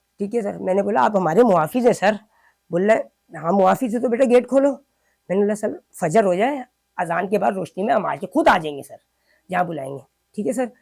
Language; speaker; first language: Urdu; native; Urdu